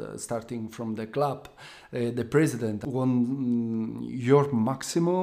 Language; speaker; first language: English; non-native, learner; Italian